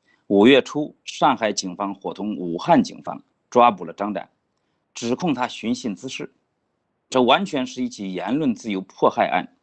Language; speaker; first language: Chinese; native; Chinese